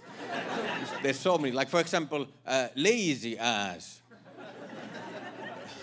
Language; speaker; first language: English; non-native, fluent; Finnish